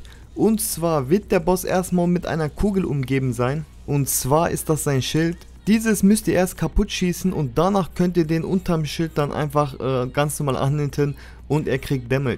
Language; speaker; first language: German; native; German